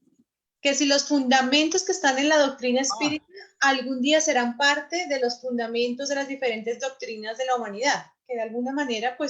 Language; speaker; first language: Spanish; native; Spanish